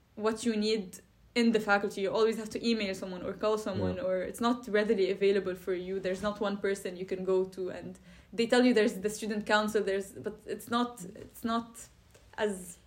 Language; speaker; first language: English; non-native, fluent; Arabic